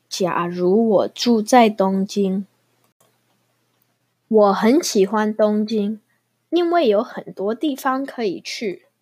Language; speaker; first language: Chinese; non-native, learner; English